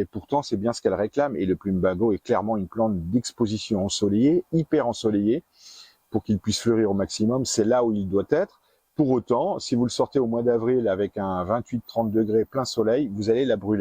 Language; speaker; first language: French; native; French